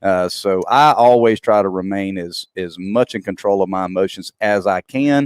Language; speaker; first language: English; native; English